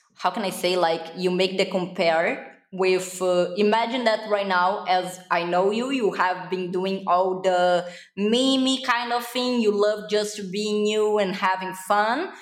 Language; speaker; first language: English; non-native, fluent; Portuguese